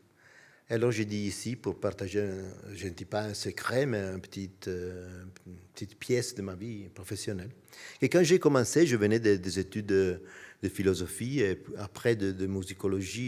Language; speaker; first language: French; non-native, fluent; Italian